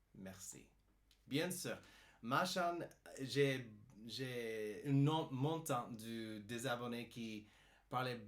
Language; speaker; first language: French; non-native, learner; English